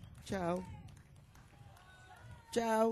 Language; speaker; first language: Italian; non-native, learner; English